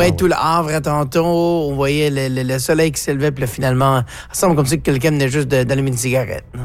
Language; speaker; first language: French; native; French